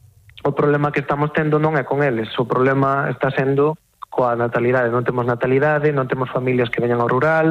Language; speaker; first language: Galician; native; Galician